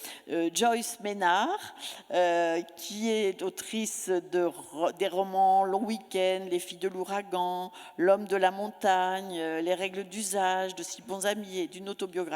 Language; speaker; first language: French; native; French